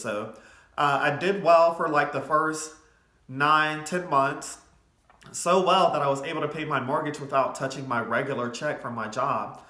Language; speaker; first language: English; native; English